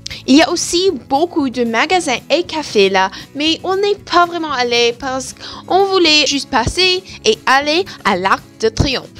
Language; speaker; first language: French; non-native, learner; English